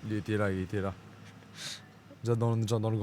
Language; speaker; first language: French; native; French